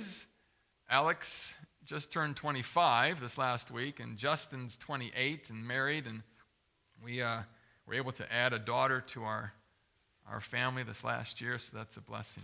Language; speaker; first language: English; native; English